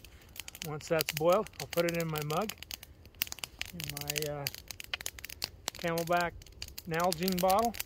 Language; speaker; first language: English; native; English